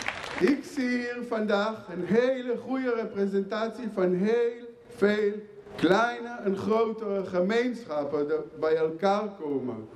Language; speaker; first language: Dutch; non-native, fluent; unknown